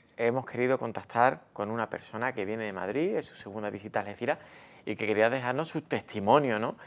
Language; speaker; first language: Spanish; native; Spanish